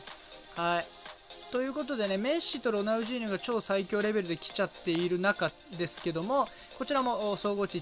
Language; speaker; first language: Japanese; native; Japanese